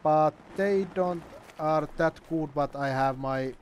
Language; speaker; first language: English; non-native, learner; Finnish